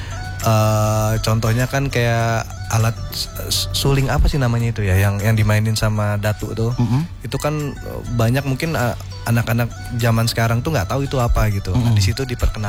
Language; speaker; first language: Indonesian; native; Indonesian